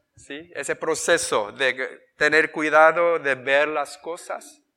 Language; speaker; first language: Spanish; non-native, fluent; Korean